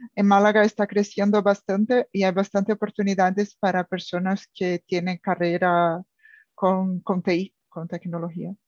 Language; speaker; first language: Spanish; non-native, fluent; Portuguese